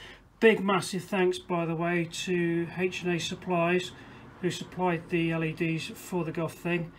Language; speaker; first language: English; native; English